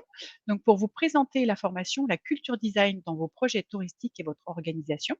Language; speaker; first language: French; native; French